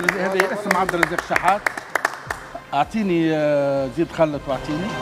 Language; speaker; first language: Arabic; native; Arabic